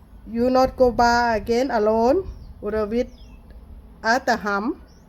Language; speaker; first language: English; non-native, learner; Northeastern Thai